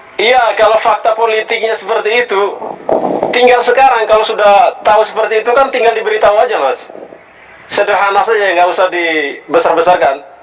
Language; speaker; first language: Indonesian; native; Indonesian